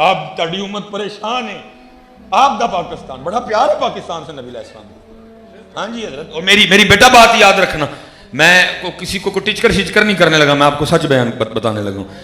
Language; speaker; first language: Urdu; non-native, local second language; Punjabi